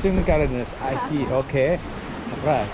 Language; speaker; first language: English; non-native, learner; Amharic